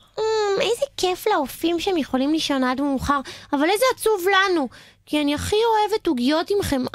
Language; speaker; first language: Hebrew; native; Hebrew